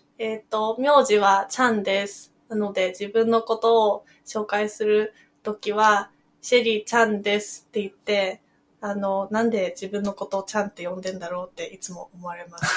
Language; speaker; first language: Japanese; non-native, fluent; Chinese